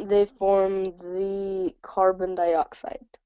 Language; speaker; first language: English; native; English